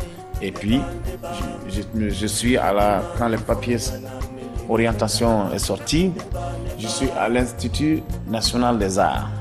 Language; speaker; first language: French; non-native, local second language; Bambara